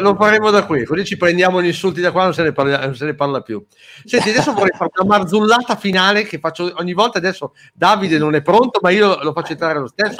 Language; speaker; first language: Italian; native; Italian